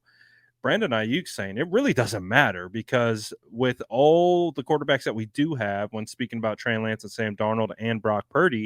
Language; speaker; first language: English; native; English